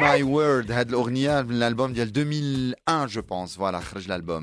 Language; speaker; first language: French; non-native, local second language; Arabic